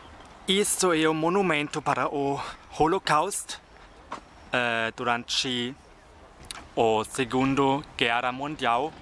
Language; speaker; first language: Portuguese; non-native, fluent; German